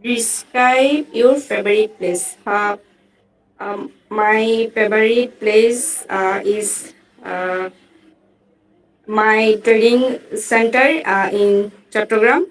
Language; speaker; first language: English; non-native, learner; Bangla